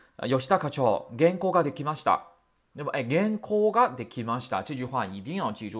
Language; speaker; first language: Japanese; non-native, fluent; Chinese